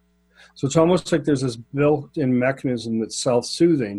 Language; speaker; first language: English; native; English